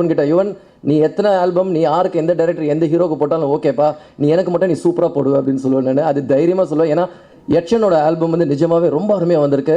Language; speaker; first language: Tamil; native; Tamil